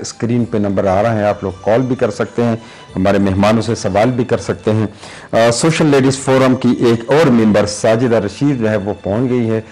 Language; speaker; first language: Urdu; non-native, local second language; Pashto